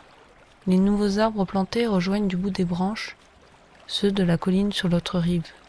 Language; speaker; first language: French; native; French